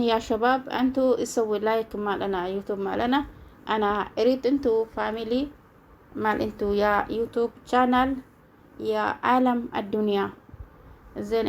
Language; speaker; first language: Arabic; non-native, learner; Oromo